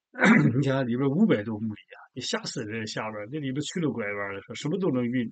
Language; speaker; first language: Chinese; native; Chinese